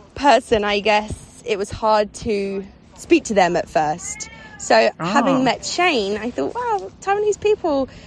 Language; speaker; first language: English; native; English